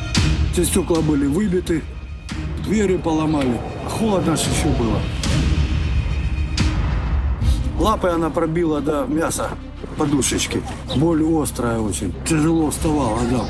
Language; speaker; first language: Russian; native; Russian